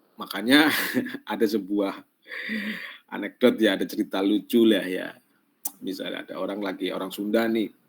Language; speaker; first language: Indonesian; non-native, local second language; Javanese